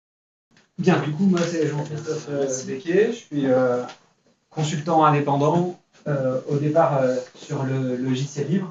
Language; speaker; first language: French; native; French